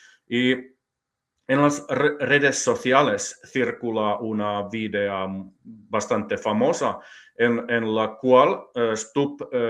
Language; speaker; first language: Spanish; non-native, fluent; Finnish